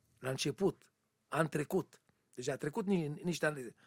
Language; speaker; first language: Romanian; non-native, learner; Hebrew